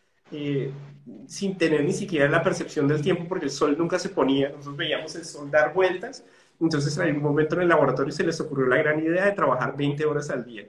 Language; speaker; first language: Spanish; native; Spanish